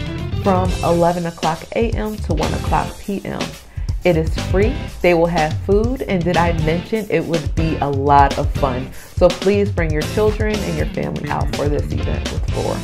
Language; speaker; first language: English; native; English